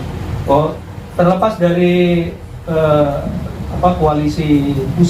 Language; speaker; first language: Indonesian; native; Indonesian